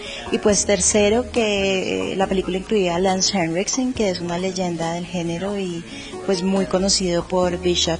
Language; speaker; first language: Spanish; native; Spanish